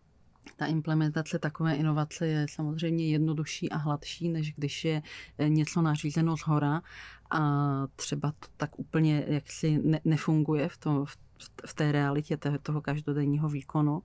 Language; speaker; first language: Czech; native; Czech